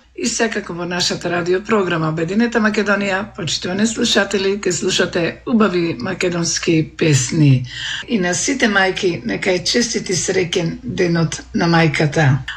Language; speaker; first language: Macedonian; native; Macedonian